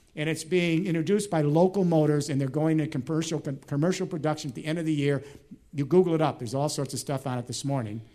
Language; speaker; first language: English; native; English